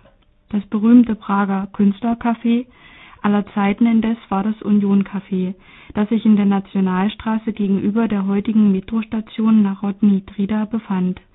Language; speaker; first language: German; native; German